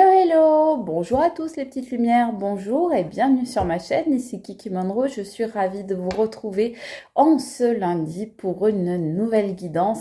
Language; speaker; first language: French; native; French